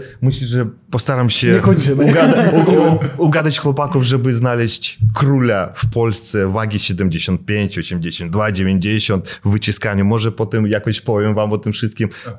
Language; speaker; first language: Polish; non-native, fluent; Russian